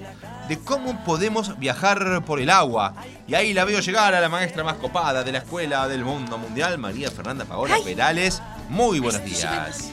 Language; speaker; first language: Spanish; native; Spanish